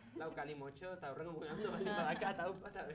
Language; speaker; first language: Basque; native; Basque